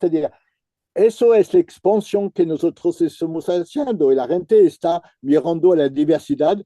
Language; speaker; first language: Spanish; non-native, fluent; French